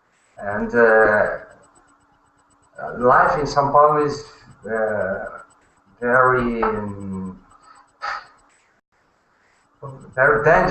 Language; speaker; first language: English; non-native, learner; Portuguese